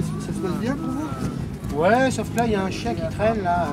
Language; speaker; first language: French; native; French